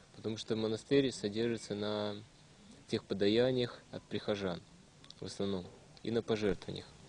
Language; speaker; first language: Russian; non-native, local second language; Ukrainian